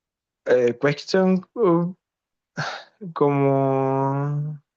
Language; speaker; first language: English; non-native, learner; Spanish